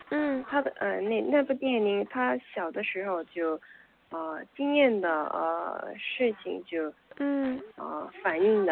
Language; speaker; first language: Chinese; non-native, learner; Korean